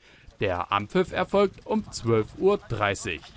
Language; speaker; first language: German; native; German